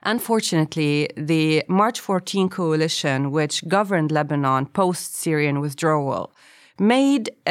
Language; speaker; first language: English; non-native, fluent; Arabic